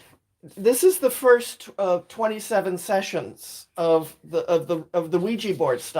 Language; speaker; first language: English; native; English